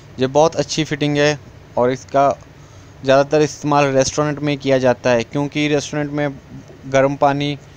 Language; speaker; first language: Hindi; non-native, local second language; Punjabi